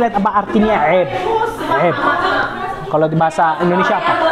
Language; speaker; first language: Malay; non-native, learner; Arabic